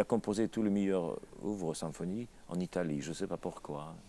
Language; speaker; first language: French; non-native, fluent; Russian